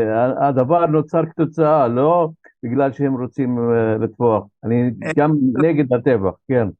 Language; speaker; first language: Hebrew; non-native, local second language; Arabic